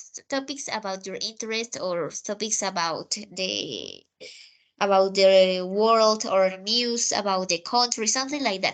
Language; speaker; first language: English; non-native, fluent; Spanish